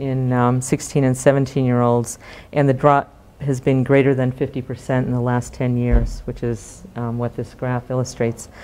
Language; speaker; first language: English; native; English